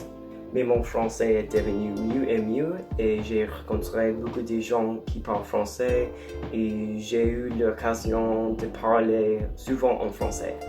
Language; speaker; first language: French; non-native, learner; English